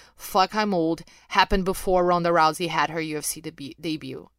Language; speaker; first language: English; non-native, fluent; Portuguese